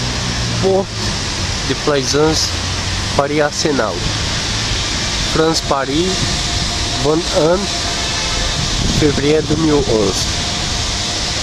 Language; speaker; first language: French; non-native, learner; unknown